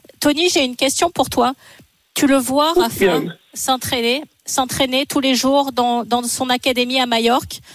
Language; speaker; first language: French; native; French